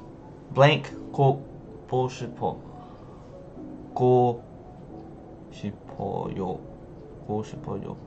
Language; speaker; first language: Korean; non-native, learner; English